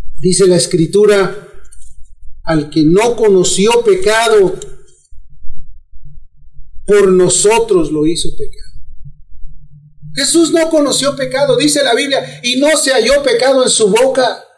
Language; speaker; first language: Spanish; native; Spanish